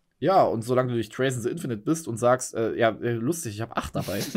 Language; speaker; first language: German; native; German